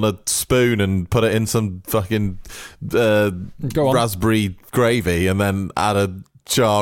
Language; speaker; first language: English; native; English